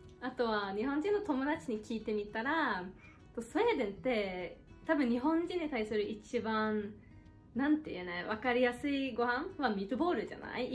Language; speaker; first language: Japanese; non-native, fluent; Swedish